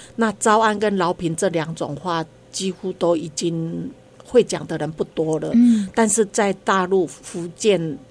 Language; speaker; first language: Chinese; non-native, local second language; Hakka Chinese